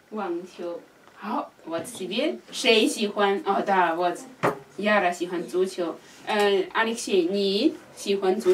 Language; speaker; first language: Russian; non-native, learner; Chinese